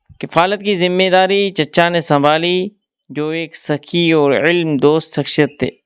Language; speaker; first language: Urdu; non-native, local second language; Kachhi